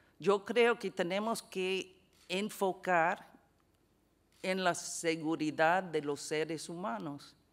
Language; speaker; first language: Spanish; non-native, fluent; English